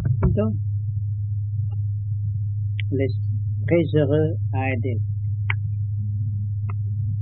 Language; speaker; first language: French; non-native, learner; Vietnamese